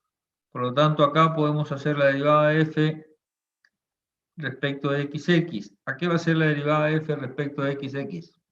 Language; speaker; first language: Spanish; native; Spanish